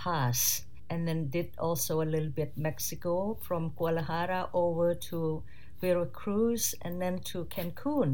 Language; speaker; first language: English; non-native, fluent; Thai